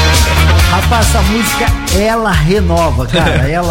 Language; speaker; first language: Portuguese; native; Portuguese